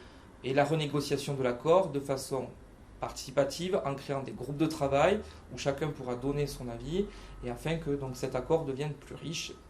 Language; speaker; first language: French; native; French